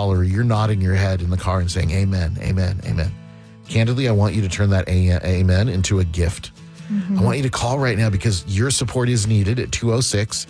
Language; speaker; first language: English; native; English